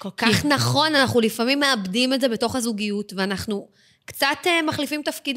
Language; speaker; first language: Hebrew; native; Hebrew